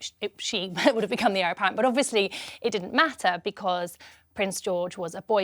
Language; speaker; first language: English; native; English